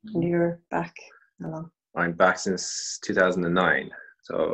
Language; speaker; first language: English; native; English